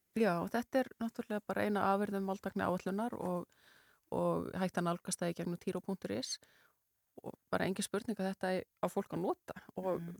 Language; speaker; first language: Icelandic; non-native, fluent; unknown